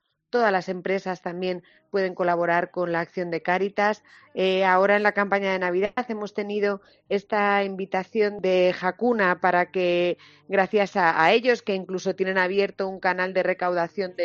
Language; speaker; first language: Spanish; native; Spanish